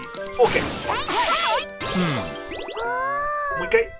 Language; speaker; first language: Japanese; native; Japanese